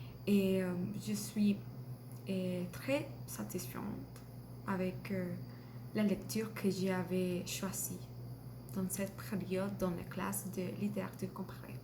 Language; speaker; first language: French; non-native, learner; Spanish